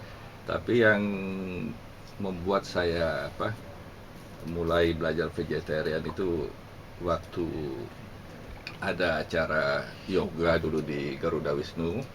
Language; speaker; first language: Indonesian; non-native, local second language; Javanese